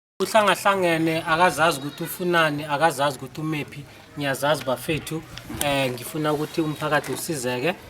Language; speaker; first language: Zulu; non-native, local second language; South Ndebele